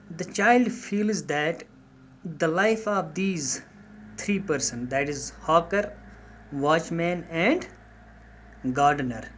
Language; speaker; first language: English; non-native, local second language; Urdu